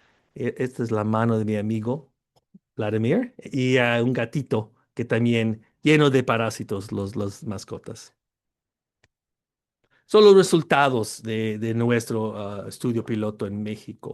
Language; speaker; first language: Spanish; early bilingual, heritage; Spanish